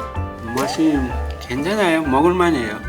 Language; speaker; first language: Korean; non-native, learner; Nepali